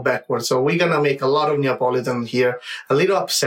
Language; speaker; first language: English; non-native, fluent; Italian